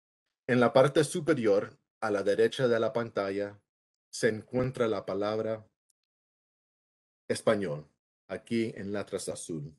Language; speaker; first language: Spanish; early bilingual, heritage; English